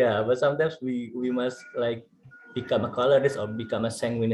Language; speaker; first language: English; non-native, learner; Indonesian